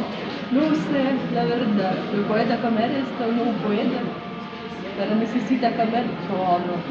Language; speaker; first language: Spanish; non-native, learner; Ukrainian